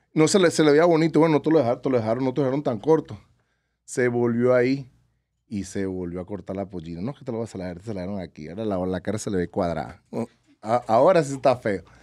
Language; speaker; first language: Spanish; native; Spanish